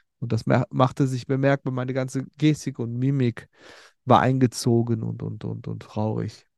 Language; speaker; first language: German; early bilingual, other home language; Turkish